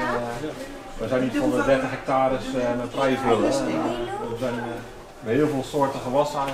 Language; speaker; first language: Dutch; native; Dutch